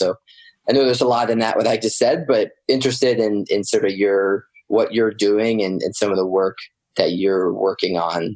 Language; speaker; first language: English; native; English